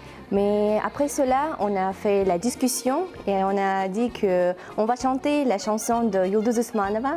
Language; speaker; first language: French; non-native, learner; Uzbek